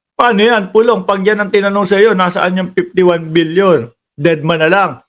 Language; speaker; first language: Filipino; native; Filipino